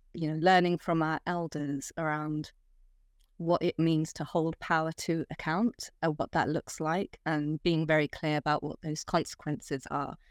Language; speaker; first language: English; non-native, fluent; Italian